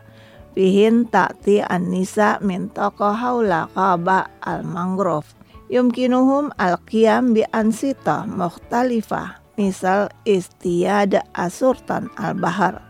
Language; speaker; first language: Arabic; non-native, learner; Indonesian